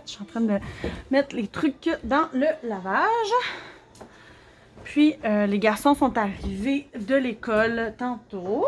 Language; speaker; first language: French; native; French